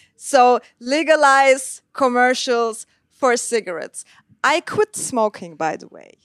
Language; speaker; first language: English; non-native, fluent; Turkish